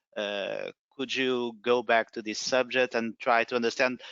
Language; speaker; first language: English; non-native, fluent; Portuguese